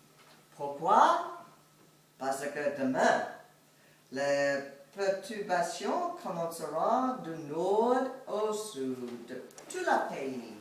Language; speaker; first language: French; non-native, fluent; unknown